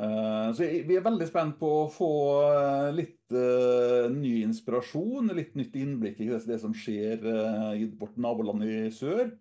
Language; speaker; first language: Norwegian; native; Norwegian